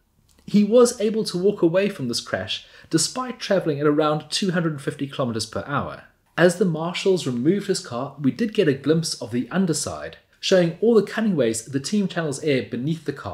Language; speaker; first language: English; native; English